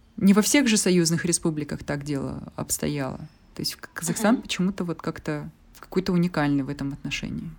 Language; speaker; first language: Russian; native; Russian